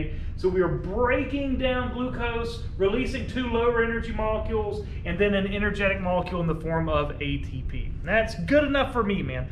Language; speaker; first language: English; native; English